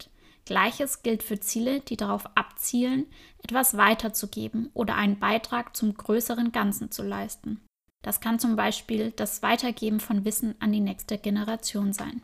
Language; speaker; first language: German; native; German